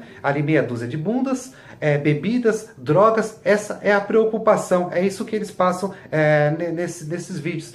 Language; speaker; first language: Portuguese; native; Portuguese